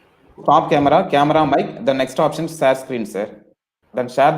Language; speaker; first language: English; non-native, local second language; Tamil